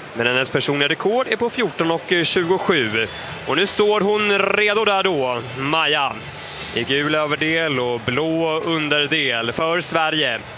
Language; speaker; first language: Swedish; native; Swedish